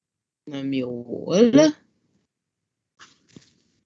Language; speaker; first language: Hungarian; non-native, fluent; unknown